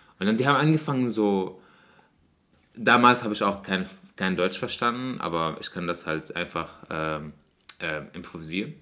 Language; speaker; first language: German; non-native, fluent; Arabic